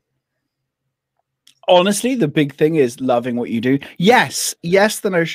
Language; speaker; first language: English; native; English